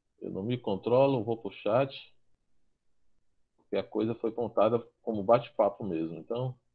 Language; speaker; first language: Portuguese; native; Portuguese